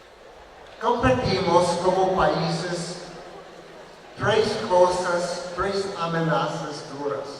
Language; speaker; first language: Spanish; non-native, learner; English